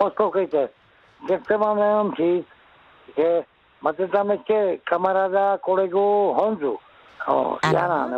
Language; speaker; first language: Czech; native; Czech